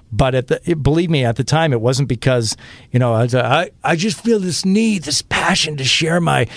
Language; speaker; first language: English; native; English